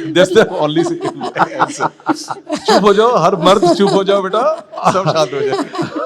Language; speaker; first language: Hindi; non-native, local second language; Assamese